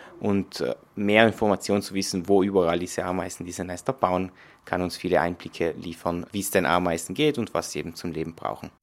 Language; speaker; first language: German; non-native, local second language; Italian